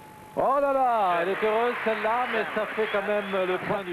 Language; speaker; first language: French; native; French